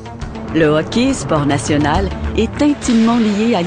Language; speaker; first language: French; native; French